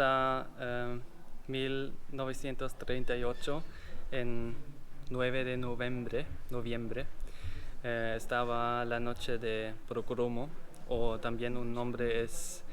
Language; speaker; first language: Spanish; non-native, learner; German